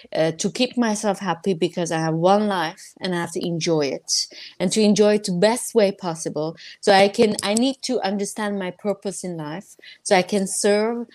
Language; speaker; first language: English; non-native, fluent; Persian